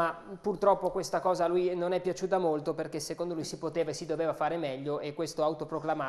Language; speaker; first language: Italian; native; Italian